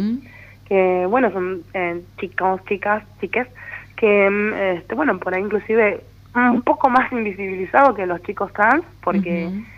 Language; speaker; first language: Spanish; native; Spanish